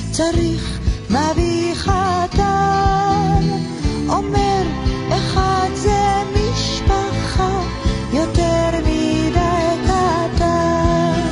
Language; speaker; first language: Hebrew; non-native, learner; Portuguese